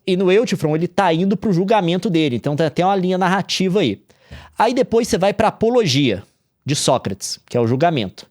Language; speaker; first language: Portuguese; native; Portuguese